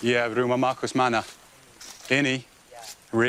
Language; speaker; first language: Indonesian; non-native, learner; English